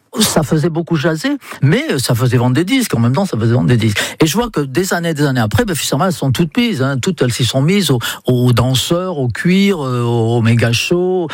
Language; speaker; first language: French; non-native, fluent; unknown